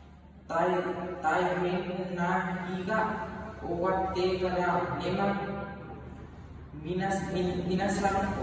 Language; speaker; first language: Japanese; non-native, learner; Vietnamese